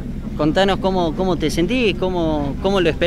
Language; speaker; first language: Spanish; native; Spanish